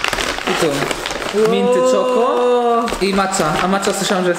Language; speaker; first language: Polish; native; Polish